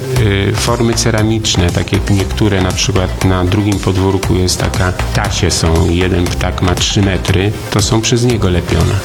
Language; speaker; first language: Polish; native; Polish